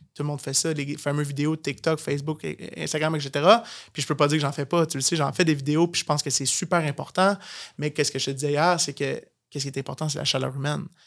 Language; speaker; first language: French; native; French